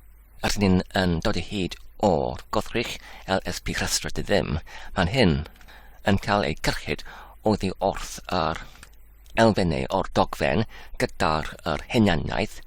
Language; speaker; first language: Welsh; non-native, fluent; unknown